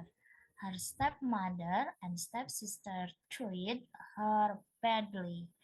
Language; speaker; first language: English; non-native, learner; Indonesian